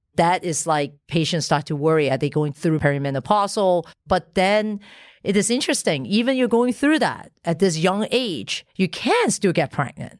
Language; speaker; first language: English; non-native, local second language; Cantonese